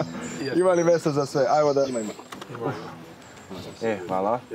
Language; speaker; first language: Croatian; non-native, fluent; Portuguese